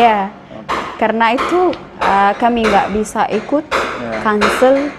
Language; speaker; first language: Indonesian; non-native, learner; Amharic